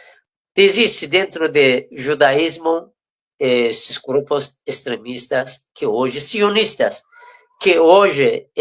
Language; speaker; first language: Portuguese; non-native, fluent; Persian